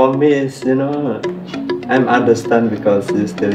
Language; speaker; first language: English; non-native, learner; Indonesian